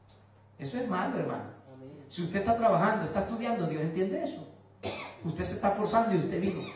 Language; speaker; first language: Spanish; native; Spanish